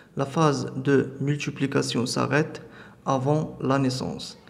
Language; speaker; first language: French; non-native, local second language; Arabic